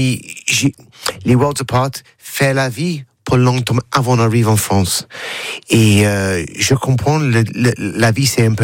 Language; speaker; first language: French; non-native, learner; English